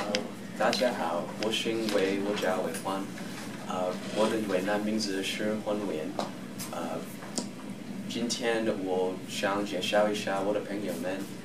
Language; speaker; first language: Chinese; non-native, learner; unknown